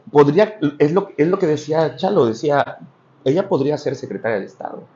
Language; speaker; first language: Spanish; native; Spanish